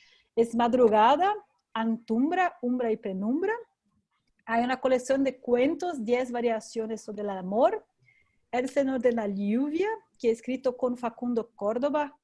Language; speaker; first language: Spanish; non-native, fluent; Portuguese